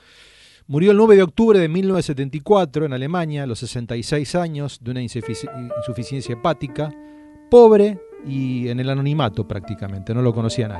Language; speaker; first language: Spanish; native; Spanish